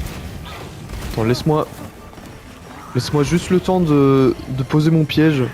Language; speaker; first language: French; native; French